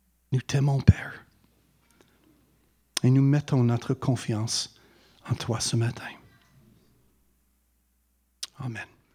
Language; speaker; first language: French; non-native, fluent; English